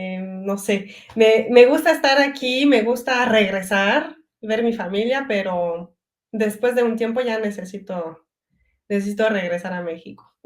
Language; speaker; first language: Spanish; early bilingual, heritage; French